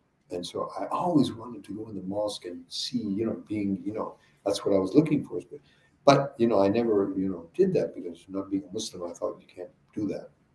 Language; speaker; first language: English; native; English